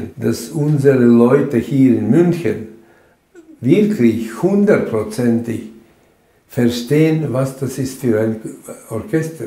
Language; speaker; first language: German; non-native, fluent; Latvian